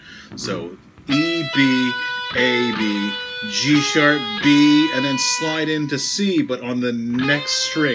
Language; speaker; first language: English; native; English